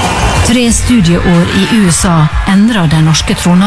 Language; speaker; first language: Norwegian; native; Norwegian